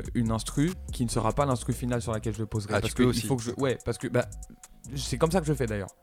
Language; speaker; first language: French; native; French